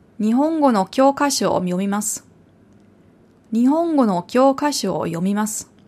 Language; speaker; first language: Japanese; non-native, fluent; German